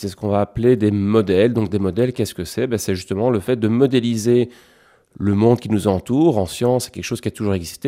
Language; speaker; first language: French; native; French